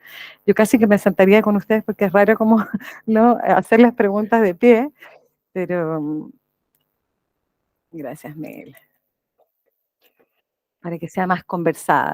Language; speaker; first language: Spanish; native; Spanish